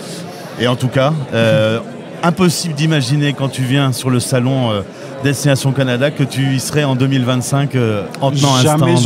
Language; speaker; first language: French; native; French